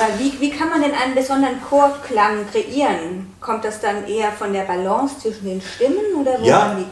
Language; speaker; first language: German; native; German